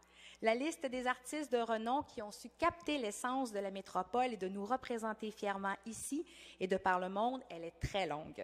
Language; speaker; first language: French; native; French